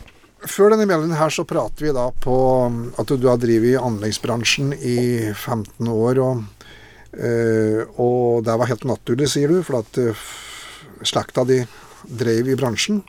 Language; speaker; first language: Norwegian; native; Norwegian